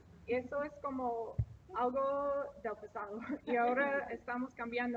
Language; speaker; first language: Spanish; non-native, fluent; English